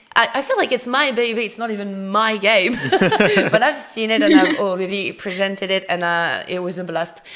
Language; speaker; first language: English; non-native, fluent; French